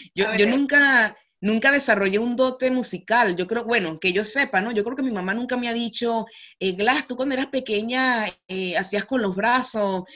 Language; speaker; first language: Spanish; native; Spanish